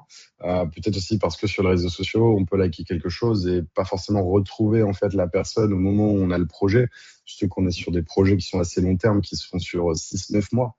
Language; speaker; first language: French; native; French